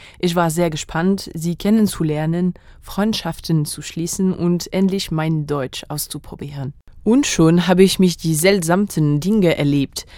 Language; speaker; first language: German; non-native, fluent; French